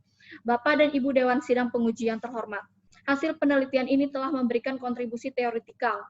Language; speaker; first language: Indonesian; native; Indonesian